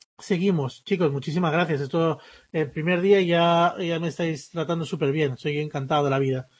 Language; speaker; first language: Spanish; early bilingual, other home language; English